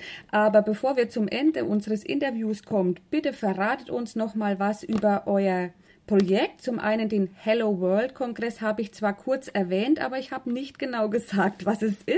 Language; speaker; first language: German; native; German